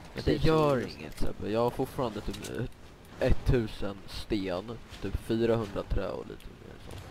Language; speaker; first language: Swedish; native; Swedish